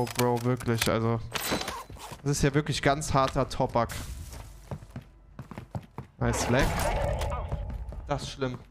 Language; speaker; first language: German; native; German